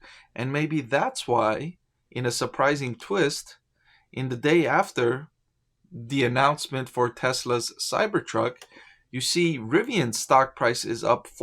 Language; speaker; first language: English; native; English